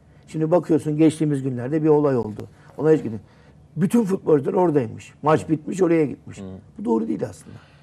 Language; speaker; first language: Turkish; native; Turkish